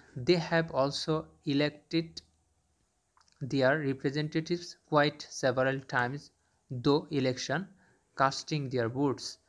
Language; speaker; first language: English; non-native, local second language; Bangla